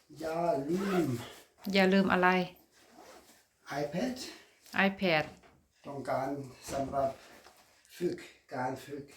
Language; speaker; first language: Thai; non-native, learner; German